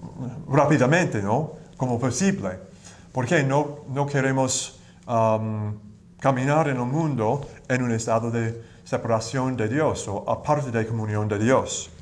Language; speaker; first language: Spanish; non-native, learner; English